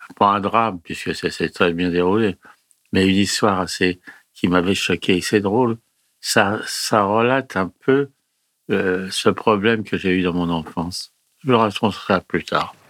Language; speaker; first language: French; early bilingual, other home language; Italian